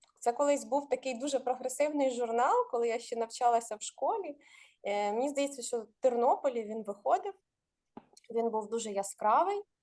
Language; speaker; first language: Ukrainian; native; Ukrainian